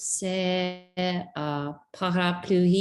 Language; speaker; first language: French; non-native, learner; English